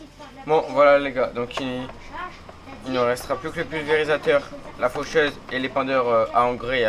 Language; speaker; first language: French; native; French